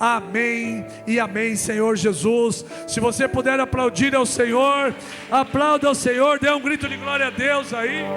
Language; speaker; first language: Portuguese; native; Portuguese